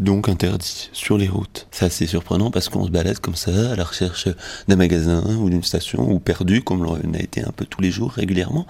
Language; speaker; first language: French; native; French